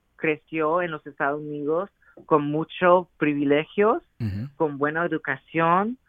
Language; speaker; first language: Spanish; early bilingual, heritage; Spanish